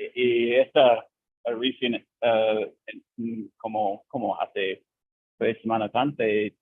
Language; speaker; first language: Spanish; non-native, learner; English